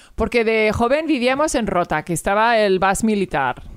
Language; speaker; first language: Spanish; early bilingual, heritage; Spanish